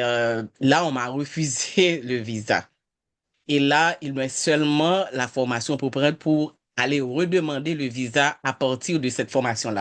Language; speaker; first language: French; non-native, local second language; Haitian Creole